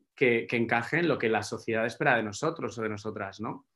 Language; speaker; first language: Spanish; native; Spanish